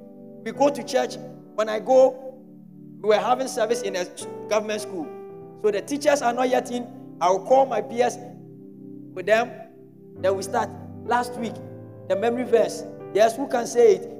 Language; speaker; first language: English; non-native, local second language; Akan